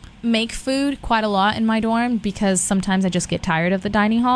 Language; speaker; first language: English; non-native, fluent; Portuguese